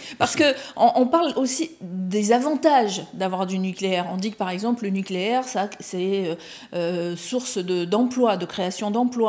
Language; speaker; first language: French; native; French